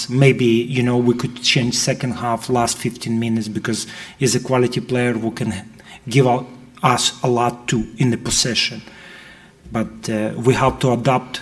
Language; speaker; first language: English; non-native, fluent; Russian